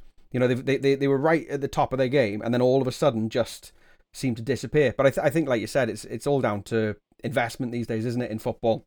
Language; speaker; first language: English; native; English